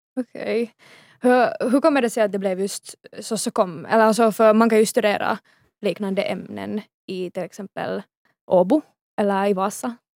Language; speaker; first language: Swedish; native; Swedish